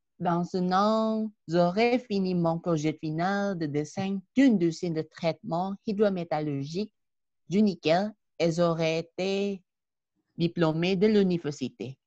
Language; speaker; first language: French; non-native, learner; Indonesian